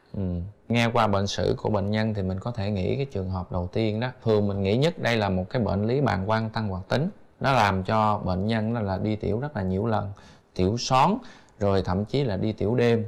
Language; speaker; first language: Vietnamese; native; Vietnamese